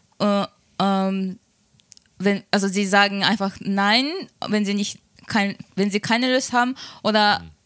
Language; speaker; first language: German; non-native, fluent; Japanese